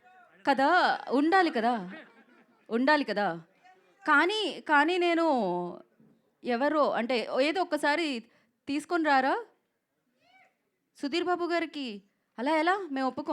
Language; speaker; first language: Telugu; native; Telugu